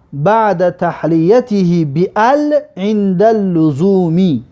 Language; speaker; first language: Arabic; non-native, fluent; Persian